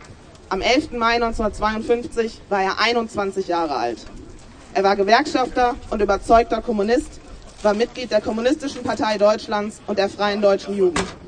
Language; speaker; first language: German; native; German